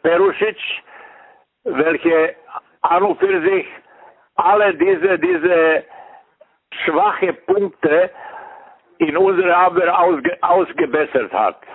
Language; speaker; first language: German; non-native, fluent; Serbian